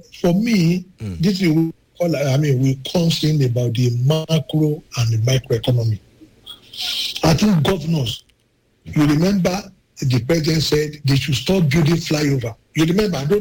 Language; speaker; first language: English; non-native, local second language; Yoruba